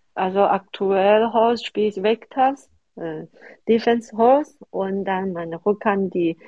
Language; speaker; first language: German; non-native, fluent; Chinese